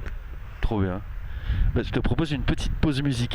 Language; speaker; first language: French; native; French